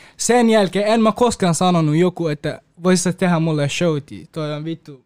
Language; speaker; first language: Finnish; non-native, learner; Kurdish